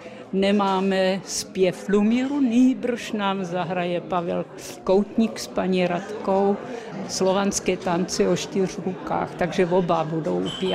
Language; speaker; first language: Czech; early bilingual, heritage; Czech